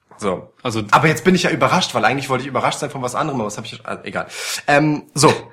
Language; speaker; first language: German; early bilingual, other home language; Polish